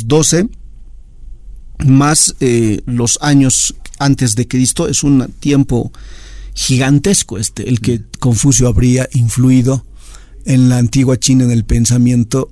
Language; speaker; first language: Spanish; native; Spanish